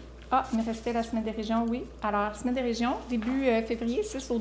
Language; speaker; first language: French; native; French